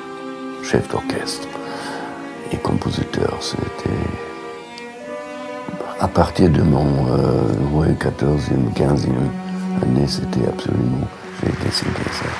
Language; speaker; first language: French; non-native, fluent; German